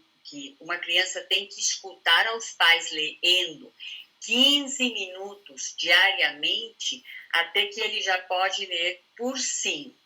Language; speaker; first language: Portuguese; non-native, fluent; Spanish